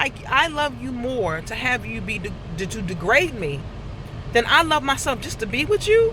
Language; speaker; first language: English; native; English